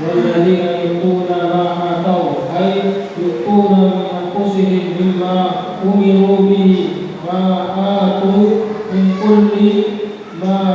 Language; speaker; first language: Arabic; non-native, fluent; Indonesian